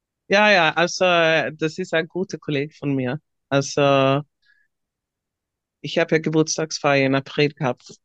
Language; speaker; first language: German; non-native, fluent; Swedish